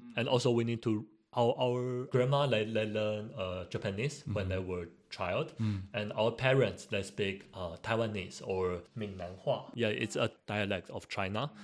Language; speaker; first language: English; non-native, learner; Chinese